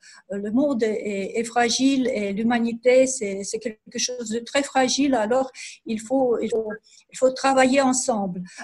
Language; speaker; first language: French; non-native, fluent; Russian